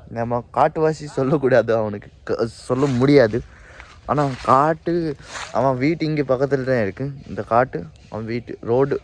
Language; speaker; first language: Tamil; non-native, learner; Nepali